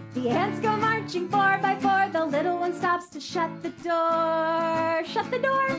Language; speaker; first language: English; native; English